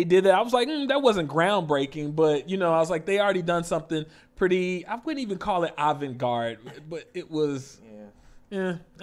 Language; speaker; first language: English; native; English